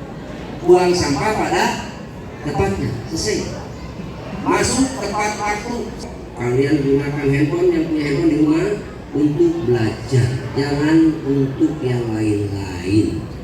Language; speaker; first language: Indonesian; native; Indonesian